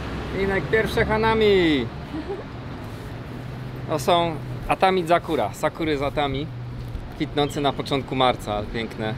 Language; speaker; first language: Polish; native; Polish